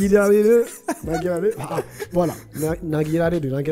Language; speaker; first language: Japanese; non-native, fluent; Arabic